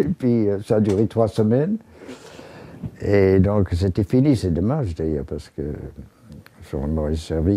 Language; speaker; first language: French; non-native, fluent; English